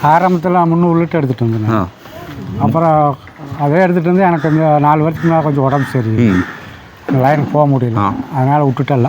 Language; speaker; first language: Tamil; non-native, local second language; Hindi